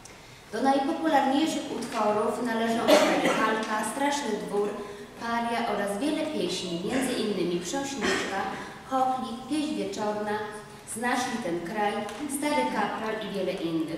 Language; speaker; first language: Polish; native; Polish